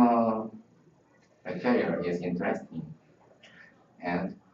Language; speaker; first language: English; non-native, learner; Korean